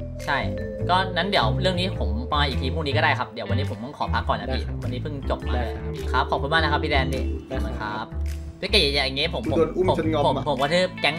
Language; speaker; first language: Thai; native; Thai